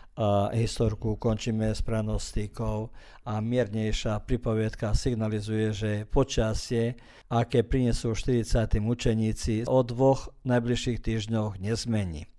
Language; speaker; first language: Slovak; early bilingual, heritage; Slovak